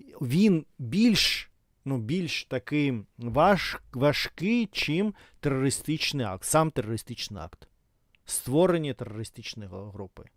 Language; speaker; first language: Ukrainian; non-native, fluent; Russian